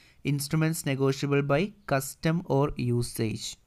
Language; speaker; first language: English; non-native, local second language; Malayalam